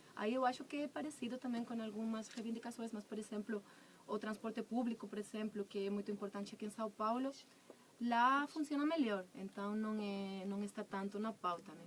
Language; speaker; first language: Portuguese; non-native, fluent; Spanish